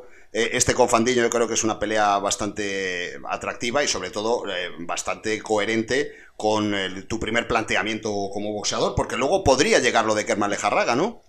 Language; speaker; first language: Spanish; native; Spanish